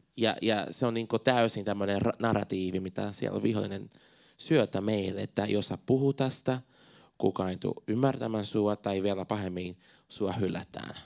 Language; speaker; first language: Finnish; non-native, fluent; Portuguese